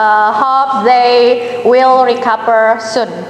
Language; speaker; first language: English; non-native, fluent; Indonesian